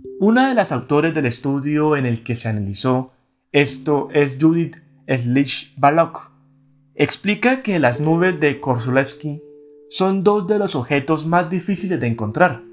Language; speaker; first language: Spanish; native; Spanish